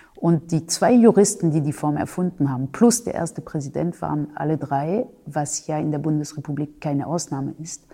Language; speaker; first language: German; non-native, fluent; French